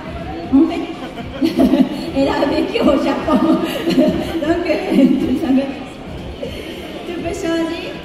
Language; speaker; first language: French; non-native, learner; Japanese